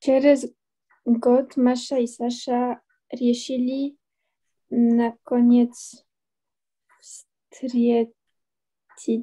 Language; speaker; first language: Russian; non-native, learner; French